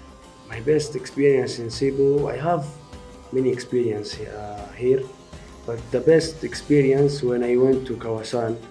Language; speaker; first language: English; non-native, learner; Arabic